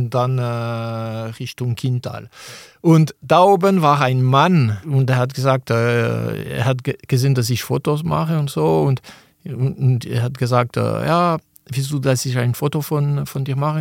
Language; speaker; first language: German; non-native, local second language; French